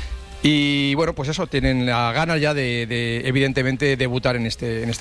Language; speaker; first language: Spanish; native; Spanish